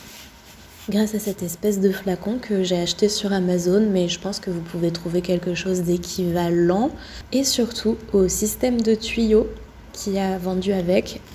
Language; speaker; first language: French; native; French